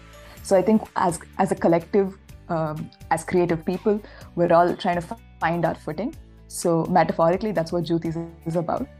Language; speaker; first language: English; non-native, local second language; Tamil